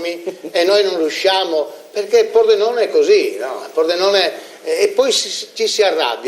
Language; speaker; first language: Italian; native; Italian